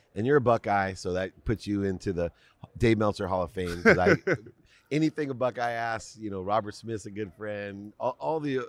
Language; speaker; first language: English; native; English